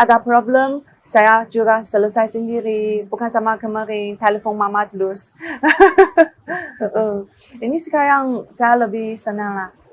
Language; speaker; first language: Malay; non-native, learner; Chinese